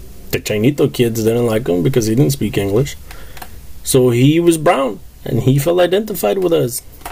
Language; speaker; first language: English; early bilingual, other home language; Spanish